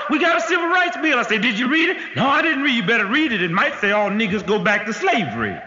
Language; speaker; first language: English; native; English